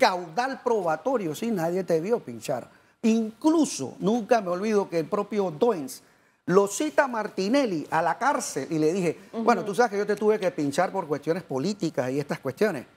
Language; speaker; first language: Spanish; native; Spanish